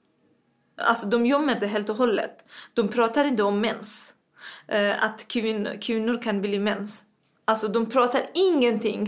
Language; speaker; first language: Swedish; non-native, fluent; Persian